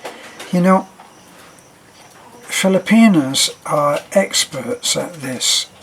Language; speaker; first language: English; native; English